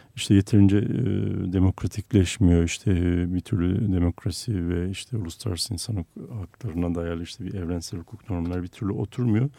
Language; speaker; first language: Turkish; non-native, local second language; Armenian